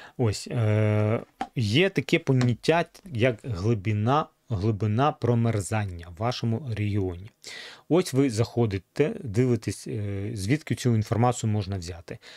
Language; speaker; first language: Ukrainian; non-native, local second language; Russian